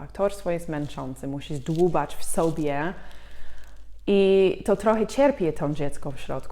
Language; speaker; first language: Polish; non-native, fluent; English